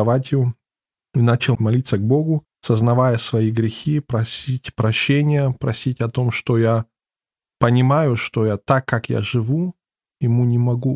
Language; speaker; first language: Russian; non-native, fluent; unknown